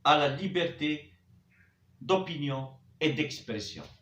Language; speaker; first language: French; non-native, local second language; Arabic